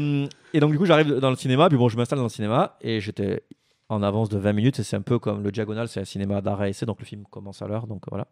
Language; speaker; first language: French; native; French